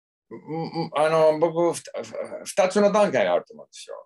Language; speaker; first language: Japanese; non-native, fluent; English